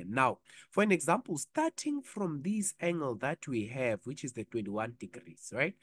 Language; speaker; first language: English; non-native, local second language; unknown